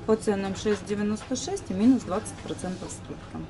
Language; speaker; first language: Russian; native; Russian